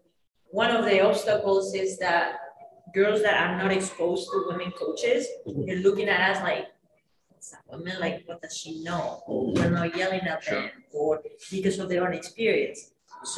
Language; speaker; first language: English; non-native, fluent; Spanish